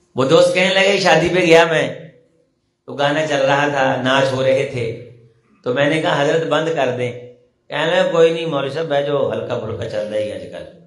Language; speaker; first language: Urdu; non-native, local second language; Punjabi